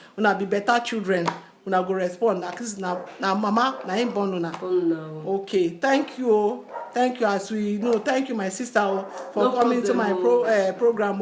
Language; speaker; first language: Nigerian Pidgin; non-native, local second language; Yoruba